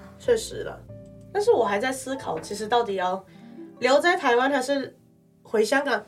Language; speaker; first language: Chinese; non-native, local second language; Cantonese